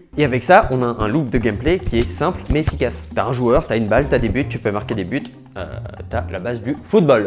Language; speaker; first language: French; native; French